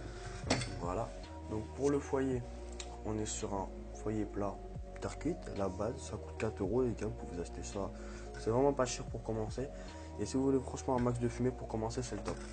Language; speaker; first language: French; native; French